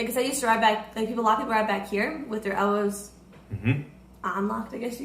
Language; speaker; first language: English; native; English